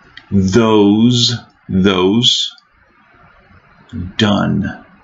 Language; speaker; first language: English; native; English